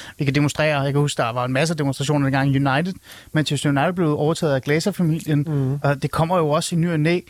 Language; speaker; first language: Danish; early bilingual, other home language; Persian